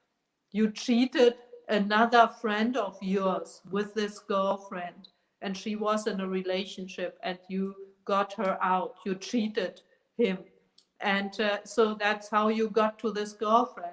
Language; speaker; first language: English; non-native, fluent; German